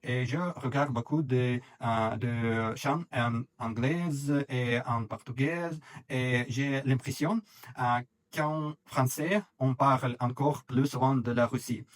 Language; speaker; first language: French; non-native, learner; Russian